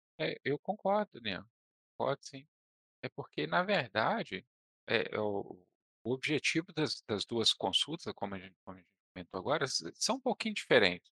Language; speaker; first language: Portuguese; native; Portuguese